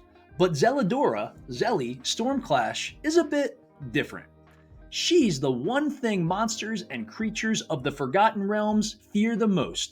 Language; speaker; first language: English; native; English